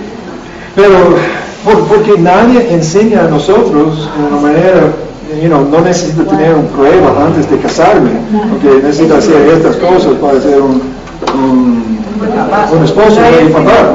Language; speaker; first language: Spanish; non-native, learner; English